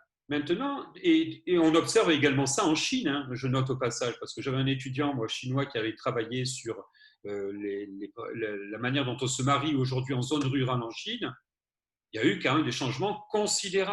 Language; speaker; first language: French; native; French